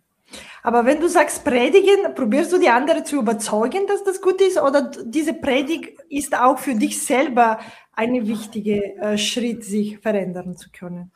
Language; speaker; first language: German; non-native, fluent; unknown